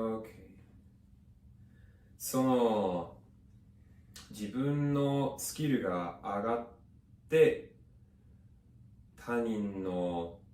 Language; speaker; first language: Japanese; non-native, fluent; English